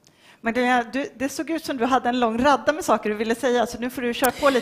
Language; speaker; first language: Swedish; native; Swedish